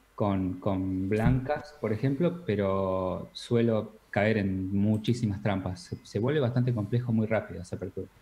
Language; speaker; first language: Spanish; native; Spanish